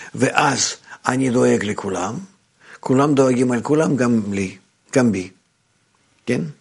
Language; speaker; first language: Hebrew; non-native, fluent; Russian